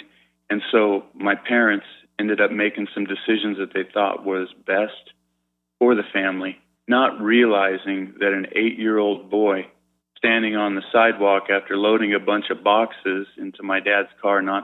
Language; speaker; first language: English; native; English